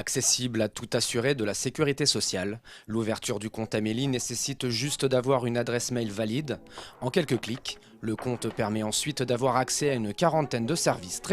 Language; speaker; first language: French; native; French